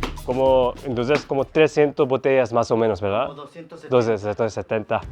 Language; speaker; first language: Spanish; non-native, learner; Korean